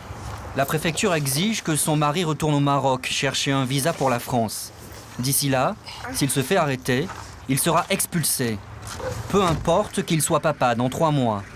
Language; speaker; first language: French; native; French